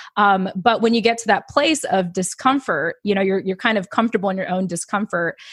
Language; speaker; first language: English; early bilingual, other home language; Filipino